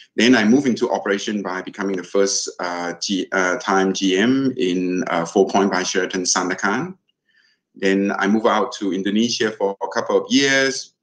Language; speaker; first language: English; non-native, fluent; Thai